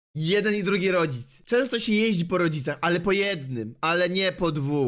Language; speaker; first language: Polish; native; Polish